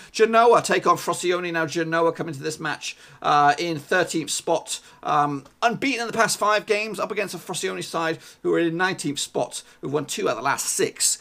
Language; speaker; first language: English; native; English